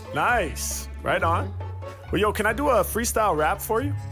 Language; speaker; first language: English; native; English